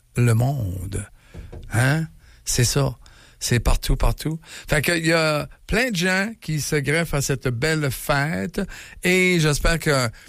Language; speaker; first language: French; native; French